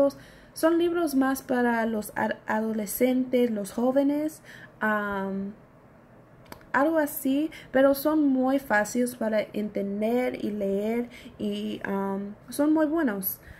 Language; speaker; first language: Spanish; non-native, learner; English